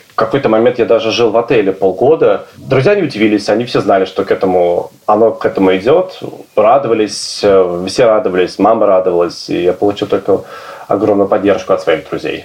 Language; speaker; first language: Russian; native; Russian